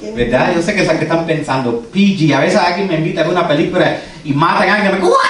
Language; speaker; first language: Spanish; early bilingual, heritage; Spanish